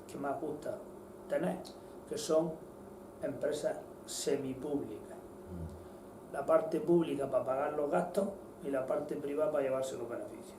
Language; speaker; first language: Spanish; native; Spanish